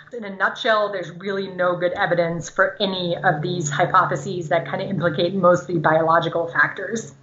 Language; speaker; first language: English; non-native, fluent; German